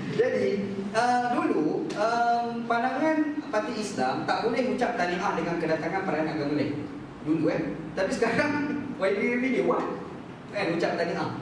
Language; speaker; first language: Malay; native; Malay